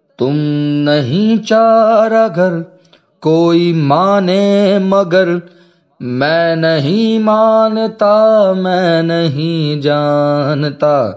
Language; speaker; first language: Urdu; non-native, local second language; Punjabi